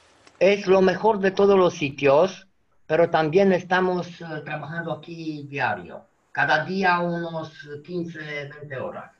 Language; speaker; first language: Spanish; non-native, fluent; Romanian